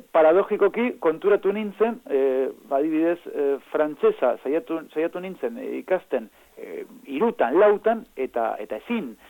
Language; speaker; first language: Basque; non-native, fluent; Spanish